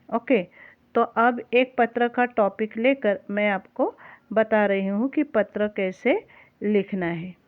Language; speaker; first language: Hindi; non-native, local second language; Marathi